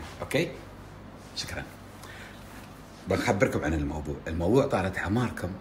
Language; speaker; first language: Arabic; native; Arabic